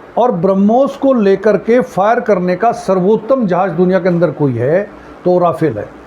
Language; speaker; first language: Hindi; native; Hindi